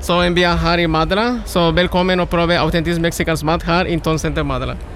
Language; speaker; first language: Norwegian; non-native, learner; Spanish